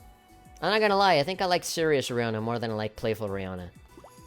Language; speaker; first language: English; native; English